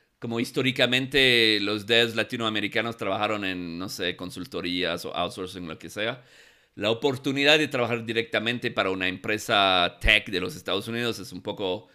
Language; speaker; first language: Spanish; non-native, fluent; English